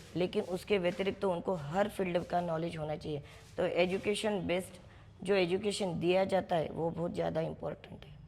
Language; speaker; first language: Hindi; non-native, local second language; Marathi